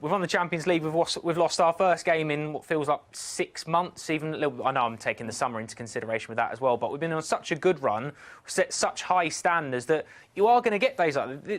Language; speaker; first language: English; native; English